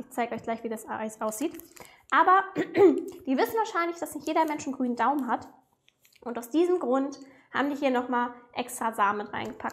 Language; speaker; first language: German; native; German